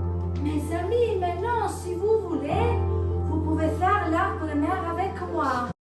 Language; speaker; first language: French; non-native, fluent; Italian